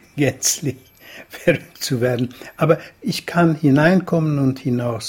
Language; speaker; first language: German; non-native, fluent; Hungarian